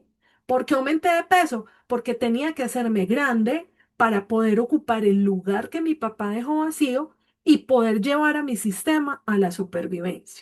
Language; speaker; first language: Spanish; native; Spanish